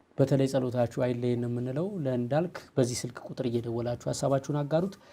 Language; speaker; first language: Amharic; native; Amharic